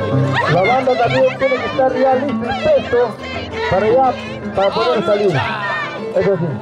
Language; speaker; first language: Spanish; native; Spanish